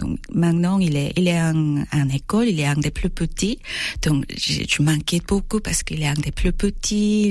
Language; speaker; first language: French; non-native, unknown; Korean